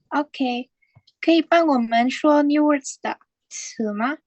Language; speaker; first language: Chinese; non-native, fluent; Indonesian